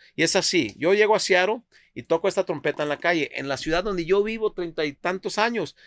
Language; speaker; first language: Spanish; native; Spanish